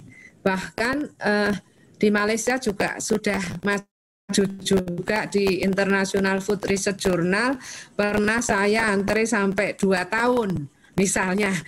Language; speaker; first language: Indonesian; native; Indonesian